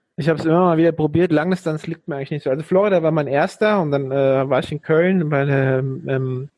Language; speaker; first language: German; native; German